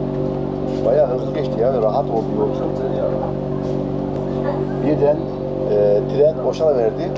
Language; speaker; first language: Turkish; early bilingual, heritage; Turkish